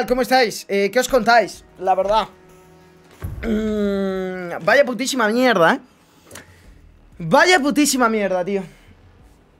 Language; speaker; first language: Spanish; native; Spanish